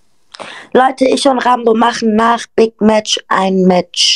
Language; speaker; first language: German; native; German